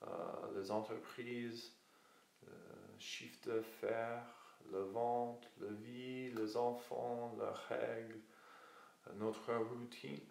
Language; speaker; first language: French; non-native, fluent; English